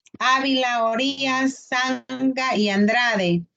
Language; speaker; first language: Spanish; native; Spanish